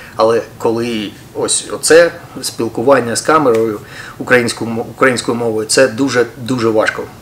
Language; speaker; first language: Ukrainian; non-native, local second language; Russian